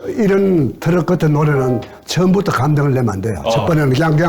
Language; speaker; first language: Korean; native; Korean